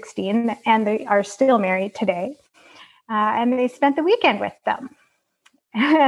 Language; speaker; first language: English; native; English